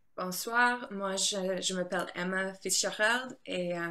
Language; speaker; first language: French; non-native, learner; English